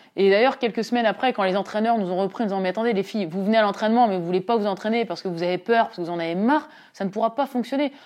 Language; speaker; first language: French; native; French